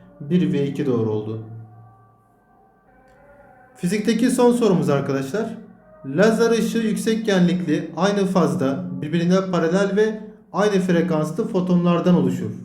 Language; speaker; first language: Turkish; native; Turkish